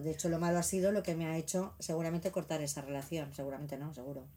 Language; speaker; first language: Spanish; native; Spanish